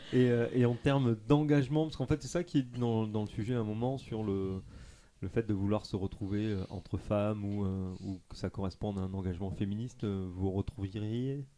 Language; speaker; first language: French; native; French